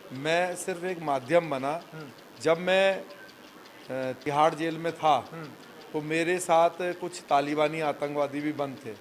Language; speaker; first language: Hindi; native; Hindi